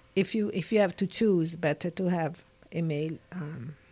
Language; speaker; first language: English; non-native, fluent; Italian